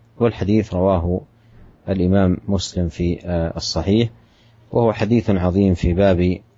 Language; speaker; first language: Arabic; native; Arabic